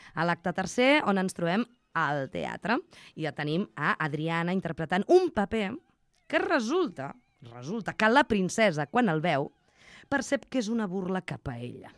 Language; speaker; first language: Catalan; non-native, fluent; Russian